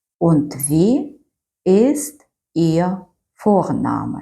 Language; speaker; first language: German; non-native, fluent; Ukrainian